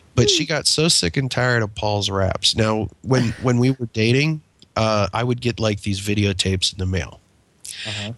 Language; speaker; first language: English; native; English